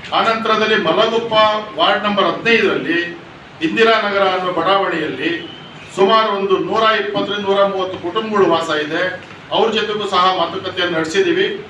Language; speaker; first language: Kannada; native; Kannada